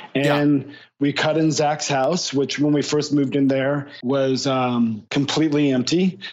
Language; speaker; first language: English; native; English